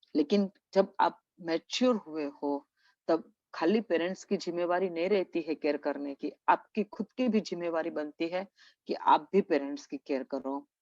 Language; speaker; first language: Hindi; non-native, local second language; Gujarati